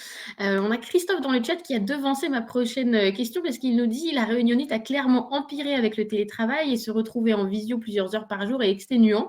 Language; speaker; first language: French; native; French